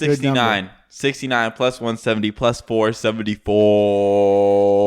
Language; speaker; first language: English; native; English